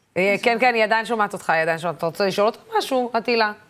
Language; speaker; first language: Hebrew; native; Hebrew